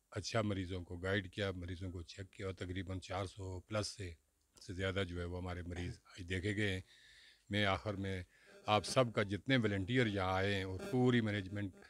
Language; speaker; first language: Urdu; non-native, local second language; Northern Hindko